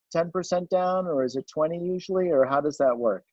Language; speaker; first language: English; native; English